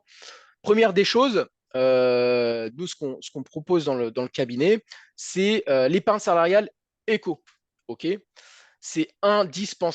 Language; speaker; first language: French; native; French